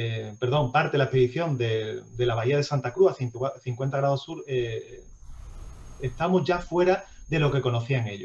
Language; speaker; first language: Spanish; native; Spanish